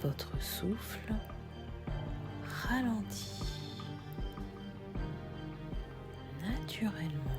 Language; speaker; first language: French; native; French